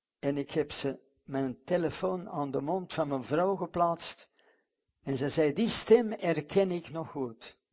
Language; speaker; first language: Dutch; non-native, fluent; English